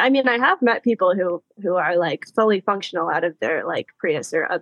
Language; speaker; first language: English; native; English